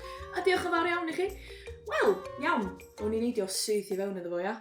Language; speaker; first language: Welsh; native; Welsh